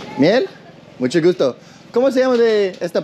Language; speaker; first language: Spanish; non-native, learner; English